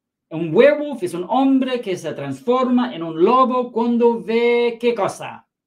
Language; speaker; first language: Spanish; non-native, fluent; English